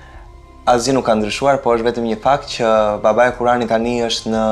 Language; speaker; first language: Albanian; native; Albanian